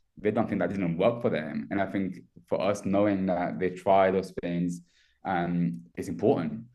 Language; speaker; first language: English; non-native, fluent; French